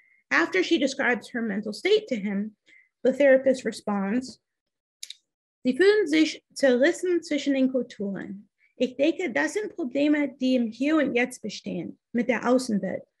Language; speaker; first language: German; non-native, fluent; English